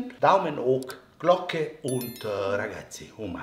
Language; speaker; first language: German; non-native, learner; Italian